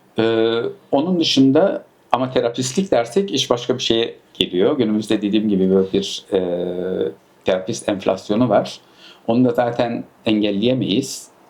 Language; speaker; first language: Turkish; early bilingual, heritage; Turkish